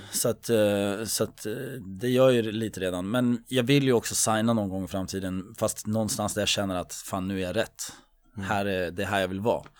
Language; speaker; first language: Swedish; native; Swedish